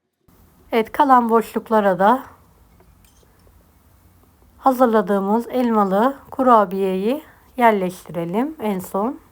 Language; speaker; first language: Turkish; native; Turkish